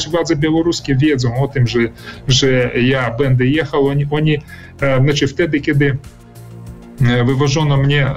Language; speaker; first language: Polish; early bilingual, heritage; Polish